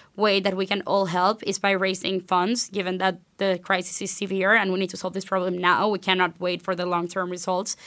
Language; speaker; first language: English; non-native, fluent; Spanish